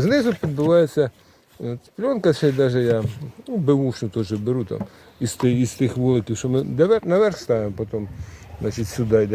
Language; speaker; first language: Ukrainian; native; Ukrainian